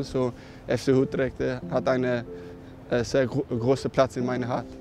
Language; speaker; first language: Dutch; non-native, fluent; Swedish